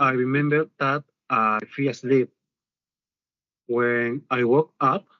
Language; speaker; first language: English; non-native, learner; Spanish